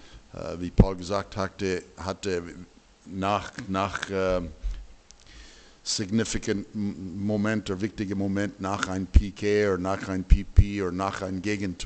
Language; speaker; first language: German; non-native, learner; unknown